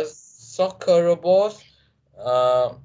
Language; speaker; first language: English; non-native, learner; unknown